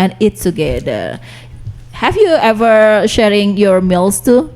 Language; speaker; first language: English; non-native, learner; Indonesian